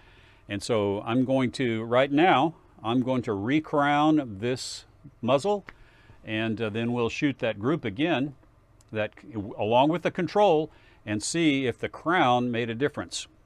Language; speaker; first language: English; native; English